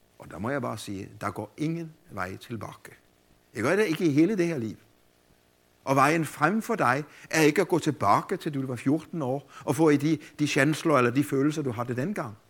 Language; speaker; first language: Danish; native; Danish